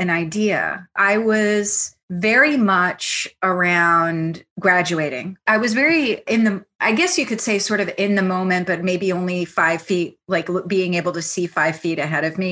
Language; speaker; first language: English; early bilingual, other home language; Italian